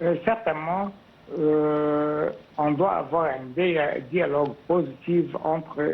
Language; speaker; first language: French; non-native, fluent; Arabic